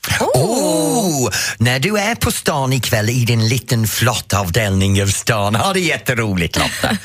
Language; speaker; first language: Swedish; non-native, fluent; English